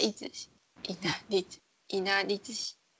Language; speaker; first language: Japanese; non-native, learner; Chinese